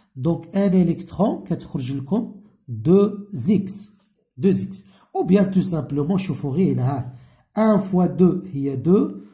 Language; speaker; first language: French; non-native, local second language; Arabic